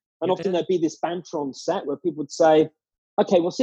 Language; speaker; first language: English; native; English